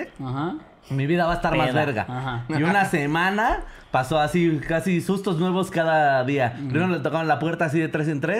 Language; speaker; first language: Spanish; native; Spanish